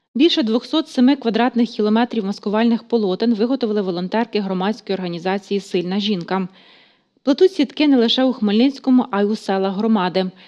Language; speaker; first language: Ukrainian; native; Ukrainian